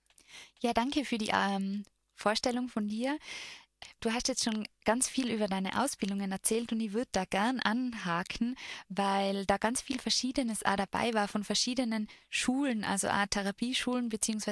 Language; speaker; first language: German; native; German